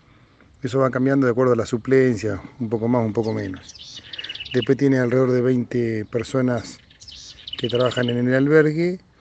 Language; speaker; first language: Spanish; native; Spanish